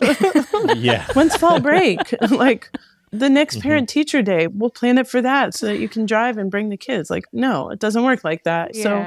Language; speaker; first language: English; native; English